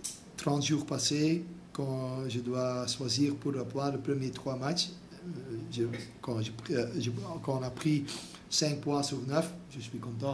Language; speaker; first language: French; non-native, local second language; Dutch